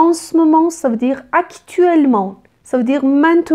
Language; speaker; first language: French; non-native, fluent; Persian